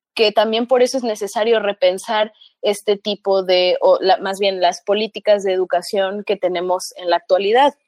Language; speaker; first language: Spanish; early bilingual, heritage; Spanish